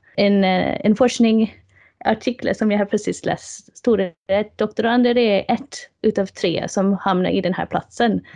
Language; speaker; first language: Swedish; non-native, fluent; English